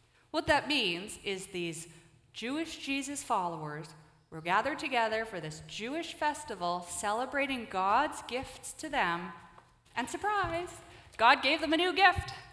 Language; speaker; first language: English; native; English